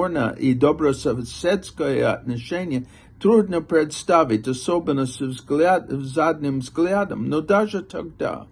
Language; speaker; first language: Russian; non-native, fluent; English